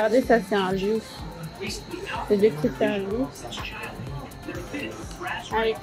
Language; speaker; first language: French; native; French